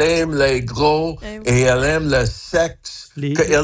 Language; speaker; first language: French; non-native, fluent; English